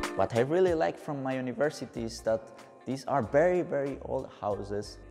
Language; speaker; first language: English; non-native, fluent; Spanish